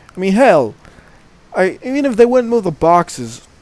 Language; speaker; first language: English; native; English